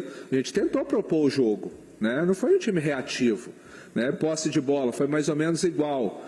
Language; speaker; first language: Portuguese; native; Portuguese